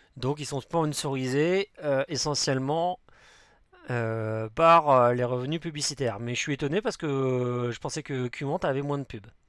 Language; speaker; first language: French; native; French